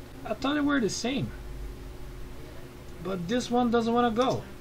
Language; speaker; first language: English; non-native, fluent; Portuguese